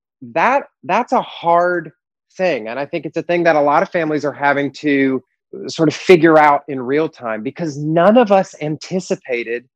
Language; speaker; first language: English; native; English